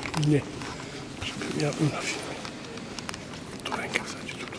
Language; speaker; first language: Polish; non-native, learner; Hungarian